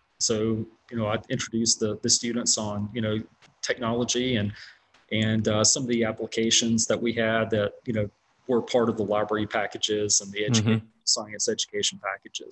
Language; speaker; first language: English; native; English